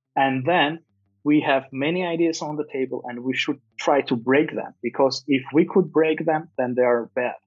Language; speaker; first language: English; non-native, fluent; Armenian